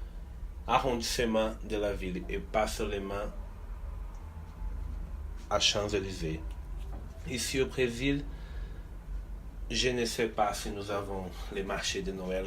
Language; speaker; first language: French; non-native, fluent; Portuguese